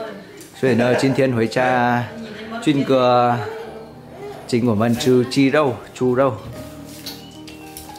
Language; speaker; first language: Chinese; non-native, fluent; Vietnamese